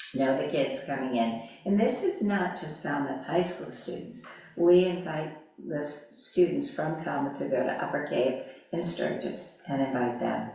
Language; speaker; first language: English; native; English